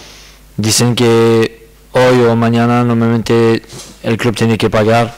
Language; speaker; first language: Spanish; non-native, learner; French